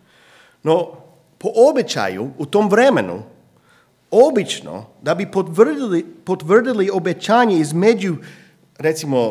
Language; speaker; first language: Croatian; non-native, fluent; English